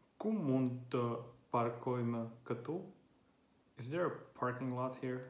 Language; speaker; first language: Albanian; non-native, learner; Finnish